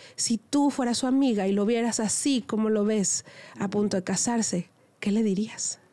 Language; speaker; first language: Spanish; native; Spanish